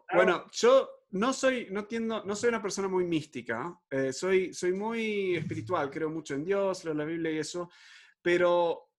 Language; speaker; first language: Spanish; native; Spanish